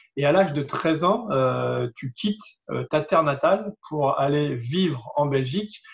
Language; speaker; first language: French; native; French